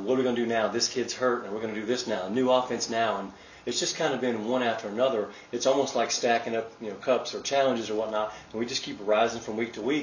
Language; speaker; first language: English; native; English